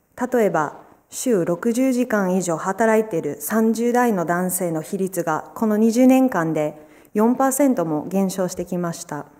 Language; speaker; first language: Japanese; non-native, fluent; English